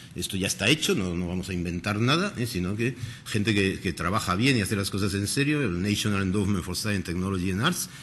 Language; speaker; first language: Spanish; native; Spanish